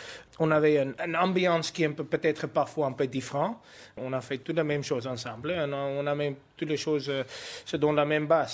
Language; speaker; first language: French; non-native, fluent; Afrikaans